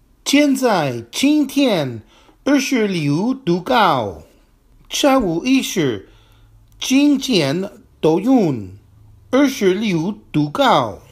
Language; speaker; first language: Chinese; non-native, learner; English